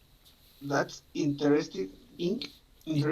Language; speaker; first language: English; non-native, learner; Spanish